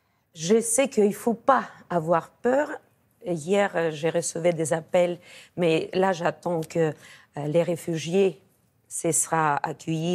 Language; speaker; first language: French; non-native, fluent; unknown